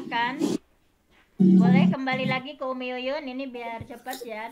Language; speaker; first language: Indonesian; native; Indonesian